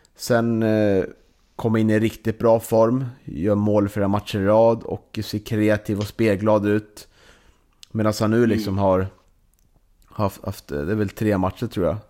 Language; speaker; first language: Swedish; native; Swedish